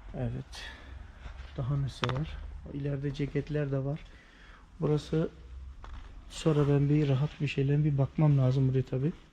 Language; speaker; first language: Turkish; early bilingual, heritage; Turkish